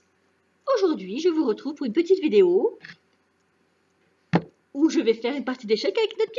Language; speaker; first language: French; native; French